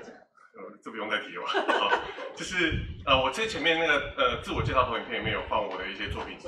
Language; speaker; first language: Chinese; native; Chinese